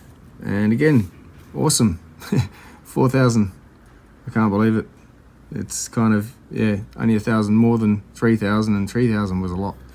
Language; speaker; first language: English; native; English